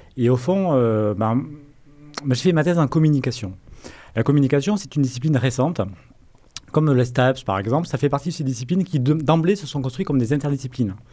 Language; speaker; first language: French; native; French